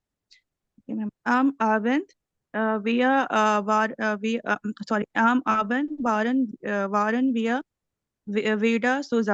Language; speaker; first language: German; non-native, learner; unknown